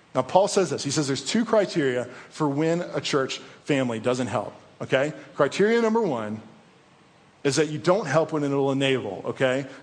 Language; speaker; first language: English; native; English